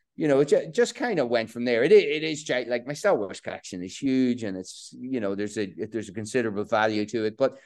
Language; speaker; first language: English; native; English